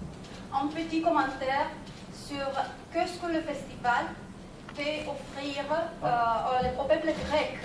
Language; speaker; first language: French; non-native, fluent; Greek